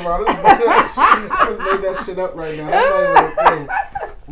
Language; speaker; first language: English; native; English